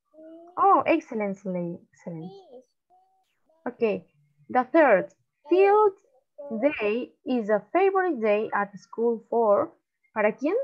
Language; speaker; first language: English; non-native, learner; Spanish